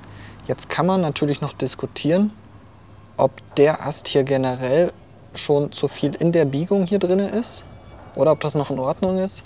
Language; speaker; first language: German; native; German